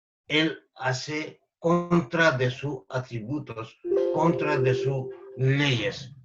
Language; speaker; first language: Spanish; non-native, fluent; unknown